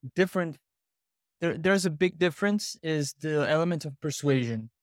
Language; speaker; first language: English; non-native, fluent; Portuguese